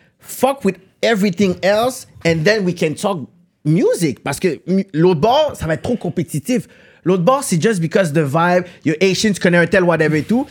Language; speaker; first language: French; native; French